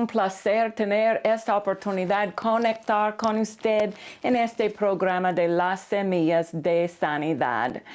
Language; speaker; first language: Spanish; non-native, fluent; English